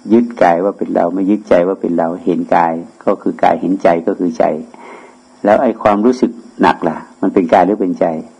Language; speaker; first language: Thai; native; Thai